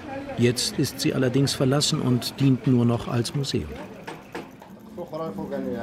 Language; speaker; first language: German; native; German